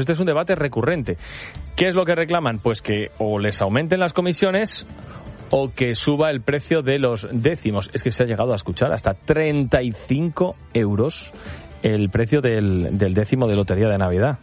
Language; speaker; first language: Spanish; native; Spanish